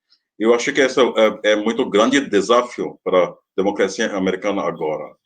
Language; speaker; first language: Portuguese; non-native, fluent; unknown